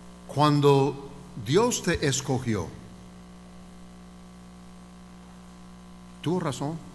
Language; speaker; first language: Spanish; non-native, fluent; English